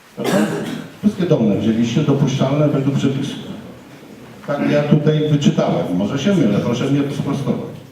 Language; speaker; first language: Polish; native; Polish